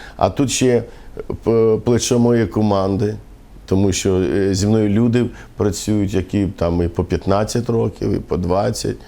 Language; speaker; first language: Ukrainian; non-native, local second language; Romany